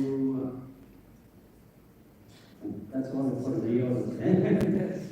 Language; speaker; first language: English; non-native, fluent; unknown